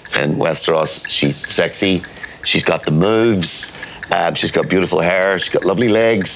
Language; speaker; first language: English; native; English